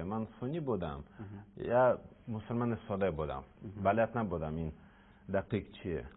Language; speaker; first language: Persian; non-native, learner; Russian